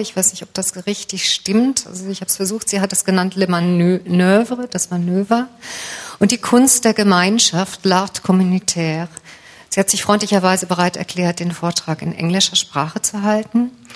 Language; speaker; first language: German; native; German